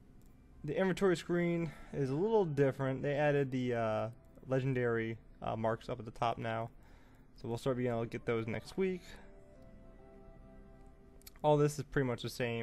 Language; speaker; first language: English; native; English